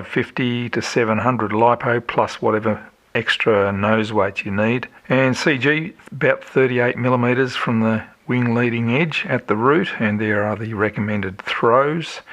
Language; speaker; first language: English; native; English